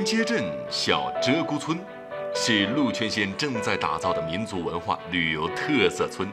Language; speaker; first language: Chinese; native; Chinese